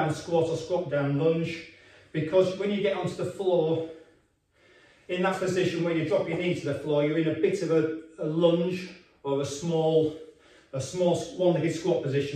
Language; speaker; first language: English; native; English